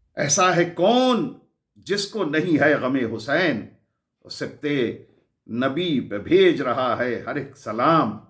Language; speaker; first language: Urdu; native; Urdu